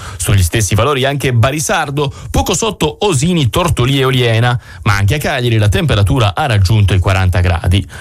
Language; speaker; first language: Italian; native; Italian